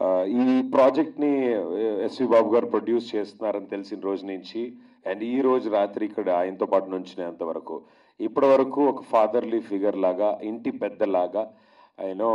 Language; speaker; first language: Telugu; native; Telugu